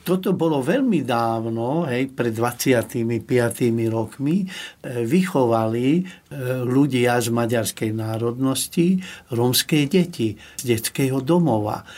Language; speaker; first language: Slovak; non-native, local second language; Hungarian